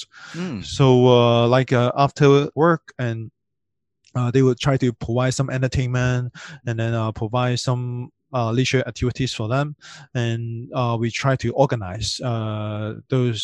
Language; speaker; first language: English; non-native, local second language; Cantonese